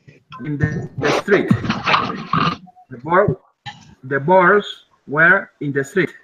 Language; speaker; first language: English; non-native, learner; Spanish